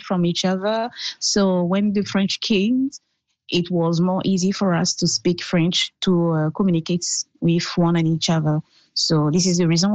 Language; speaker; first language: English; non-native, fluent; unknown